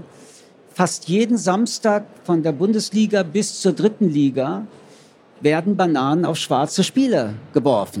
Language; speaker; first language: German; early bilingual, other home language; French